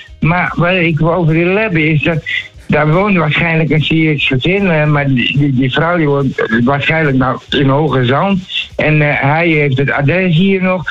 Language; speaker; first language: Dutch; non-native, learner; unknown